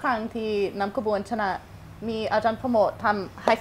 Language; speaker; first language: Thai; non-native, learner; English